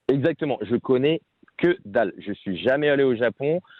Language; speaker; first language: French; native; French